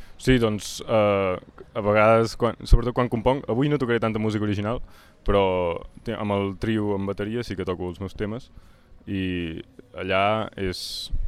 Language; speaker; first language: Catalan; native; Catalan